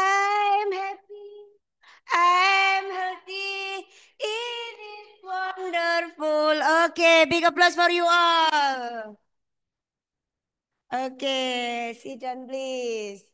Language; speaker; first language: English; non-native, fluent; Indonesian